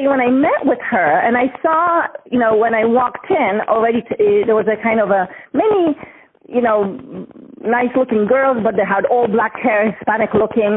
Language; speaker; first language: English; non-native, fluent; Polish